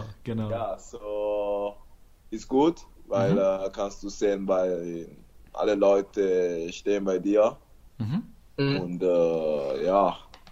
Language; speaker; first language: German; non-native, learner; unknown